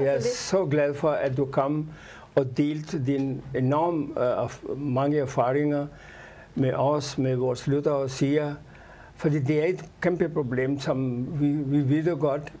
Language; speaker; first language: Danish; non-native, fluent; Urdu